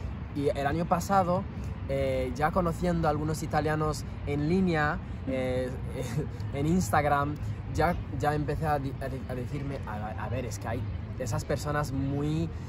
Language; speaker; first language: Spanish; non-native, fluent; French